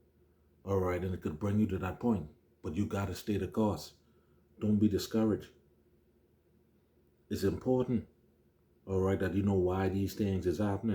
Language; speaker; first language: English; native; English